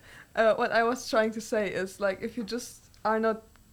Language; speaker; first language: English; non-native, fluent; German